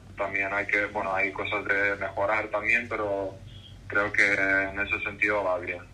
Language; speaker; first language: Spanish; non-native, fluent; Croatian